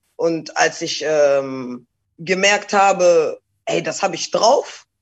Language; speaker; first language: German; early bilingual, other home language; Portuguese